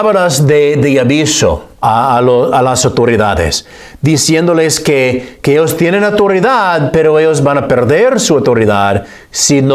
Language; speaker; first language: Spanish; non-native, fluent; English